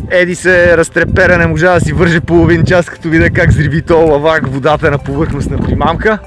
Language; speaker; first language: Bulgarian; native; Bulgarian